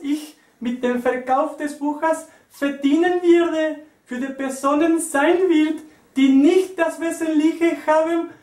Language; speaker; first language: German; non-native, learner; Spanish